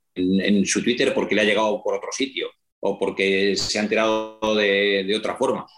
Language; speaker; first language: Spanish; native; Spanish